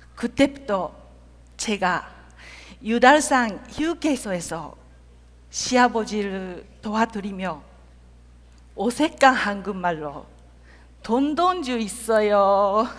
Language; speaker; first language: Korean; non-native, fluent; Japanese